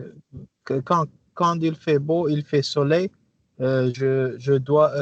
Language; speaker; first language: French; non-native, learner; English